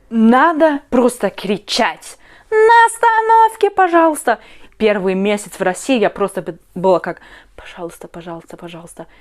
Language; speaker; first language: Russian; non-native, learner; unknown